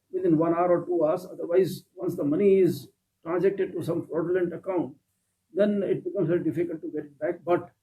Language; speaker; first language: English; non-native, local second language; Kannada